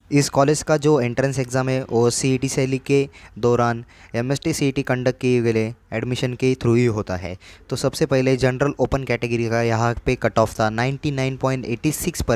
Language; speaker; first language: Hindi; non-native, local second language; Marathi